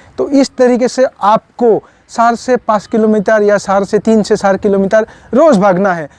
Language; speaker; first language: Hindi; non-native, local second language; Assamese